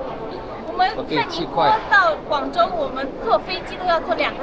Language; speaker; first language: Chinese; native; Chinese